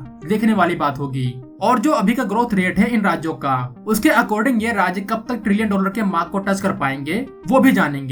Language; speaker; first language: Hindi; native; Hindi